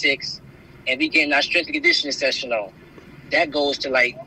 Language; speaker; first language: English; native; English